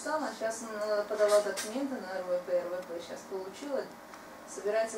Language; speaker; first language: Russian; non-native, fluent; Tajik